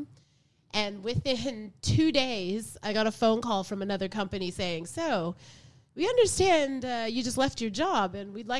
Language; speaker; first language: English; native; English